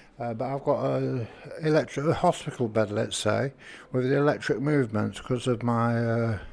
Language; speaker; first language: English; native; English